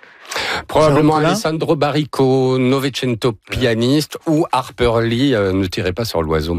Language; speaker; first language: French; native; French